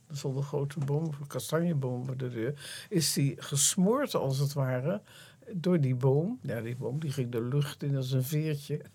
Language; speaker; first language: Dutch; native; Dutch